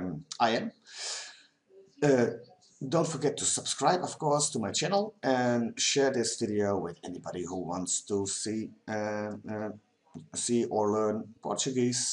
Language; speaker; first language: English; non-native, fluent; Dutch